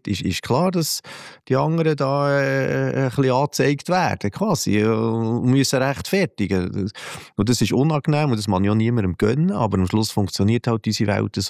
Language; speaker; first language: German; native; German